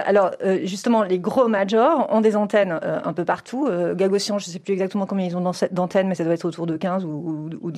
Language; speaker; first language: French; native; French